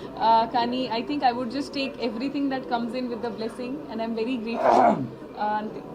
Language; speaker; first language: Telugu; non-native, learner; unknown